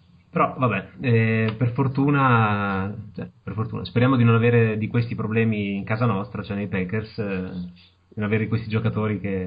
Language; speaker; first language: Italian; native; Italian